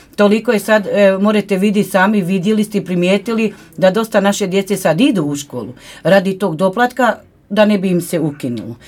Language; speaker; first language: Croatian; non-native, local second language; Romany